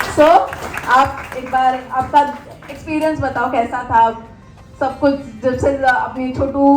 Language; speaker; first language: Hindi; non-native, local second language; Marathi